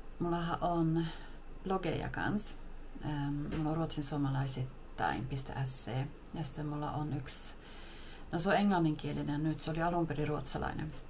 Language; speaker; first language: Finnish; early bilingual, heritage; Finnish